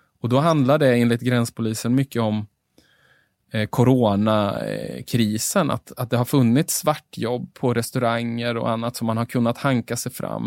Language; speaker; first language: Swedish; native; Swedish